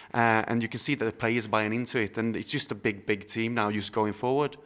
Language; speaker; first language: English; non-native, fluent; Swedish